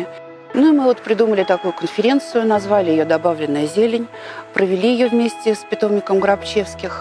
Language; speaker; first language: Russian; native; Russian